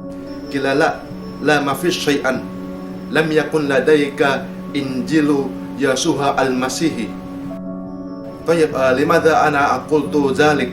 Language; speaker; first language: Arabic; non-native, learner; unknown